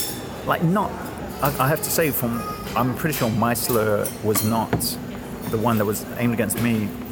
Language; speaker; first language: English; native; English